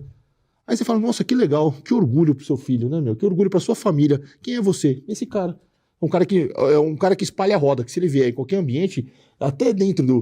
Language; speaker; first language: Portuguese; native; Portuguese